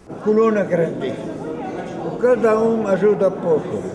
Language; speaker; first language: Portuguese; non-native, learner; Arabic